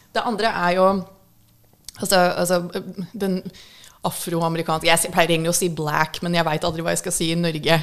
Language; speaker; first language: Norwegian; early bilingual, other home language; English